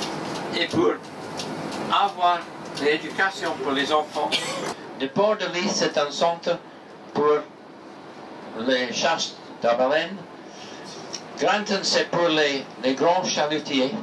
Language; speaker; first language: French; non-native, learner; English